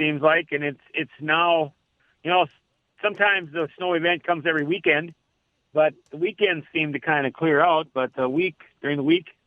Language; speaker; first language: English; native; English